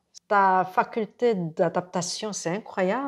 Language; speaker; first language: French; non-native, fluent; Korean